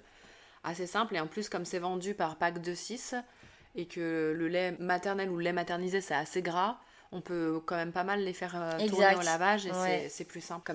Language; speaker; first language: French; native; French